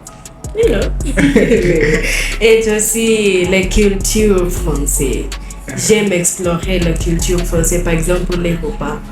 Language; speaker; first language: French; non-native, learner; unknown